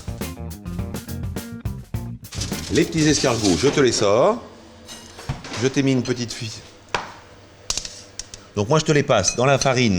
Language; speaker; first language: French; native; French